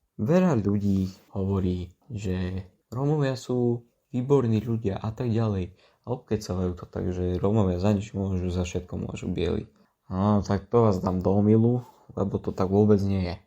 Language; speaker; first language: Slovak; native; Slovak